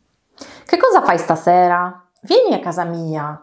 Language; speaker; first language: Italian; non-native, fluent; Polish